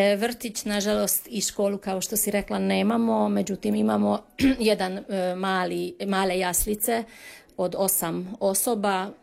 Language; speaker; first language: Serbian; early bilingual, heritage; Croatian